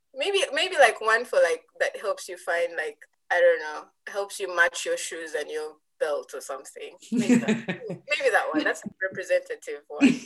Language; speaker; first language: English; non-native, local second language; Ganda